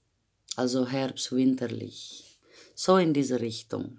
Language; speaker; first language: German; non-native, fluent; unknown